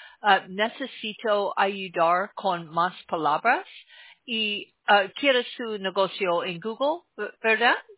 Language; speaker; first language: Spanish; non-native, learner; English